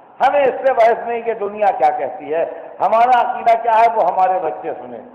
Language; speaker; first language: Urdu; native; Urdu